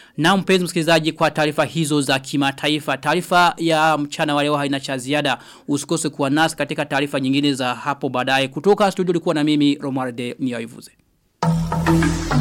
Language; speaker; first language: Swahili; non-native, local second language; Rundi